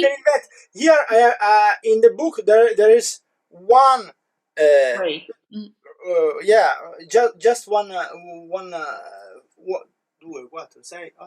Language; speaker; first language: English; non-native, learner; Italian